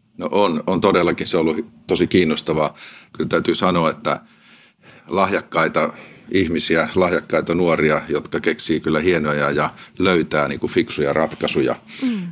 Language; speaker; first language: Finnish; native; Finnish